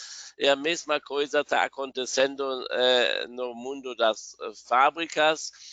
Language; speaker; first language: Portuguese; non-native, fluent; German